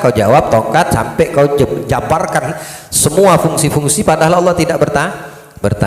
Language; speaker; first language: Indonesian; native; Indonesian